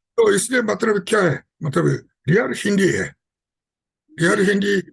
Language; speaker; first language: Hindi; non-native, fluent; Japanese